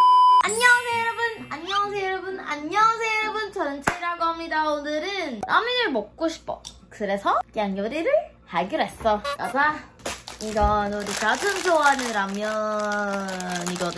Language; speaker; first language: Korean; non-native, learner; Filipino